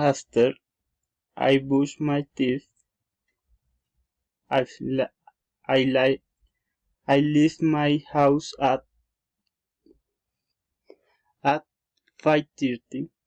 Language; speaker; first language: English; non-native, learner; Spanish